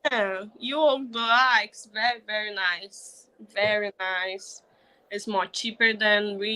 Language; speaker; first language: English; non-native, learner; Portuguese